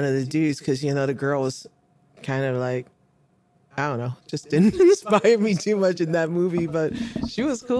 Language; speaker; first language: English; non-native, local second language; Cantonese